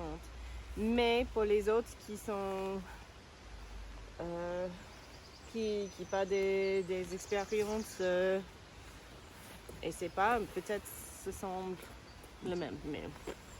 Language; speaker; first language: French; non-native, learner; English